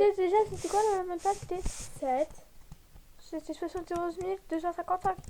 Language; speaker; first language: French; native; French